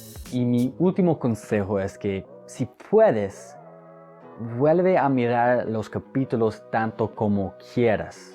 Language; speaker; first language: Spanish; non-native, fluent; English